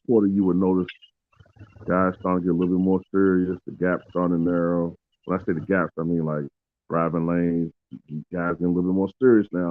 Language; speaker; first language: English; native; English